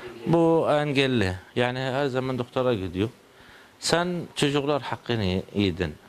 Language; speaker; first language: Turkish; non-native, learner; Arabic